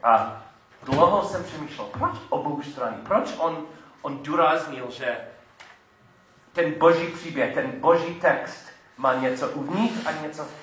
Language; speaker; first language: Czech; non-native, fluent; English